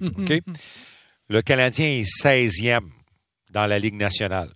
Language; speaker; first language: French; native; French